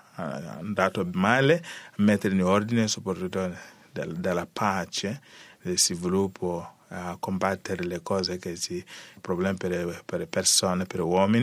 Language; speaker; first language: Italian; non-native, learner; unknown